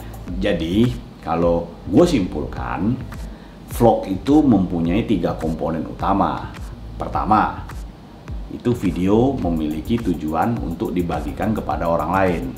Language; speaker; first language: Indonesian; native; Indonesian